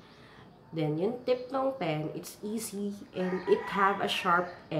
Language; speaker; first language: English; non-native, local second language; Filipino